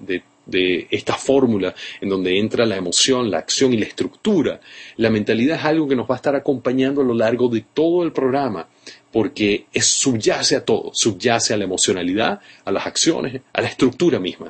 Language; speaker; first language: Spanish; native; Spanish